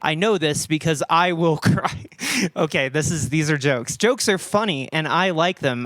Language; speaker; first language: English; native; English